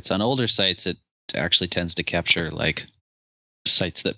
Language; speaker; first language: English; native; English